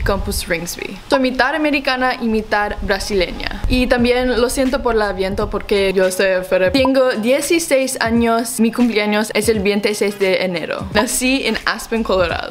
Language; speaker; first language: Spanish; non-native, learner; English